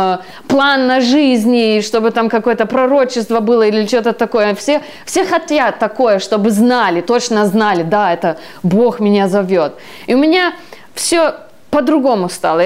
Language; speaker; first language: Russian; early bilingual, heritage; Russian